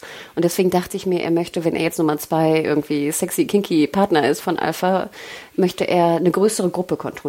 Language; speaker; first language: German; native; German